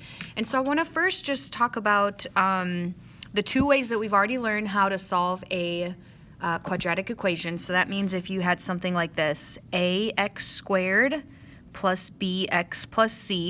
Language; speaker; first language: English; native; English